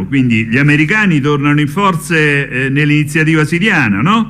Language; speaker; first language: Italian; native; Italian